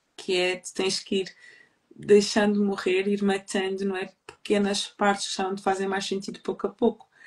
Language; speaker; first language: Portuguese; native; Portuguese